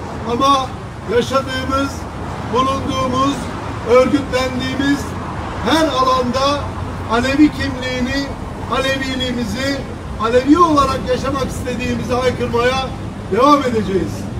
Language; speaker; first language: Turkish; native; Turkish